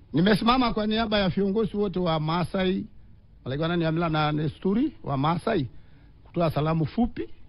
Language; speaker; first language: Swahili; non-native, local second language; Masai